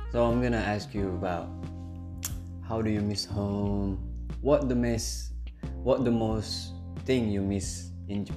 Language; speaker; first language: English; non-native, fluent; Indonesian